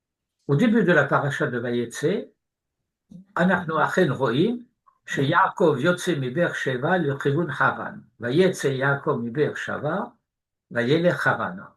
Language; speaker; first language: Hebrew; non-native, fluent; French